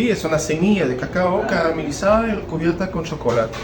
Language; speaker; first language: Spanish; non-native, learner; Turkish